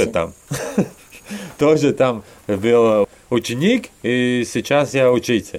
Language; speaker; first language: Russian; non-native, learner; Latvian